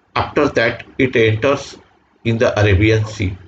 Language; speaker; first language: English; non-native, local second language; Marathi